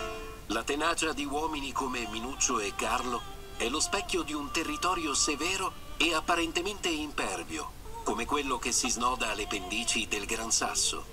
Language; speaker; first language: Italian; native; Italian